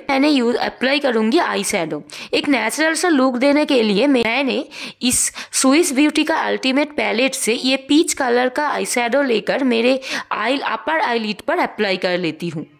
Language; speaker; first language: Hindi; non-native, local second language; Bangla